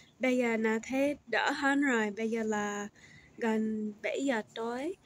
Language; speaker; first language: Vietnamese; early bilingual, heritage; Vietnamese